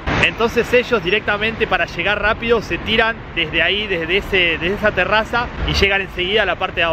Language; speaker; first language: Spanish; native; Spanish